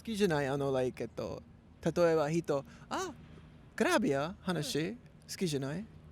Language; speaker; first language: Japanese; non-native, learner; English